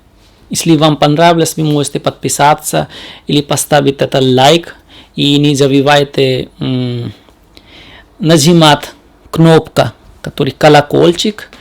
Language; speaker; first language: Russian; non-native, learner; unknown